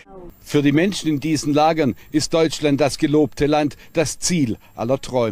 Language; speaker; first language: German; native; German